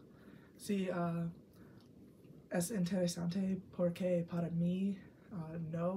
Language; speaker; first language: Spanish; non-native, learner; English